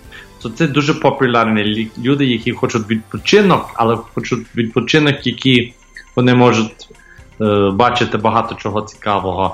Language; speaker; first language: Ukrainian; early bilingual, heritage; English